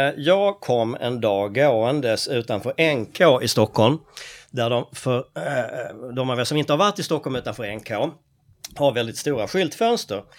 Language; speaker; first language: Swedish; native; Swedish